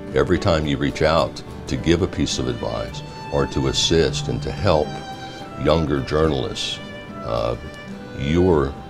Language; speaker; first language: English; native; English